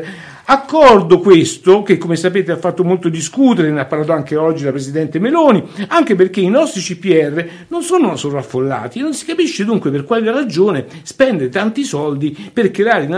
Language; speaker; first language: Italian; native; Italian